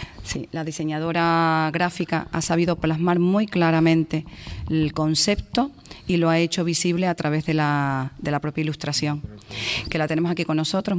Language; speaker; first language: Spanish; native; Spanish